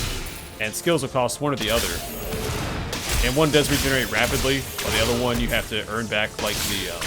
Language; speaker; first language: English; native; English